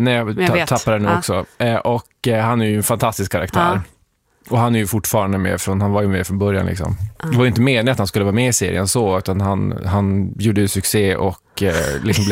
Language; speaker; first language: Swedish; native; Swedish